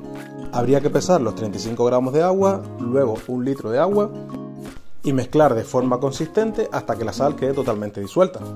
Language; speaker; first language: Spanish; native; Spanish